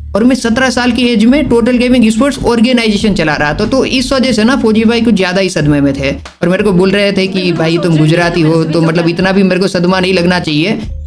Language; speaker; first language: Hindi; non-native, local second language; Gujarati